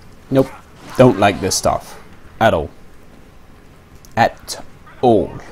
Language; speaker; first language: English; non-native, fluent; Danish